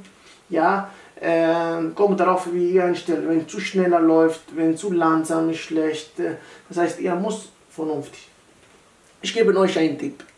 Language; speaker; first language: German; non-native, learner; Italian